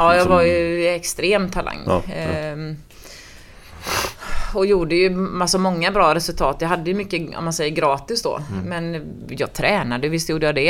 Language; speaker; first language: Swedish; native; Swedish